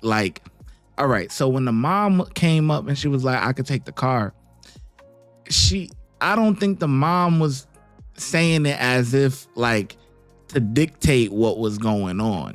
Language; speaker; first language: English; native; English